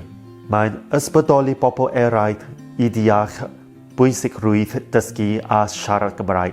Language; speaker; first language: Welsh; non-native, learner; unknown